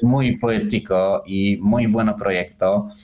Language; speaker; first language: Spanish; non-native, fluent; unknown